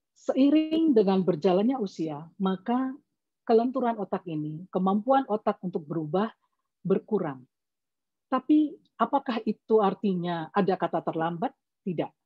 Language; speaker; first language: Indonesian; native; Indonesian